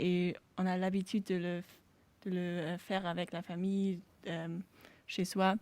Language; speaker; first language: French; non-native, fluent; German